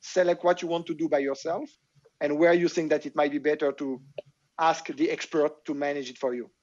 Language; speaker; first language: English; non-native, fluent; French